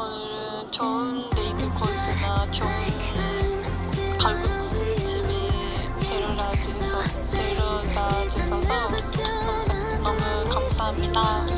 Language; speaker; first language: Korean; non-native, learner; Japanese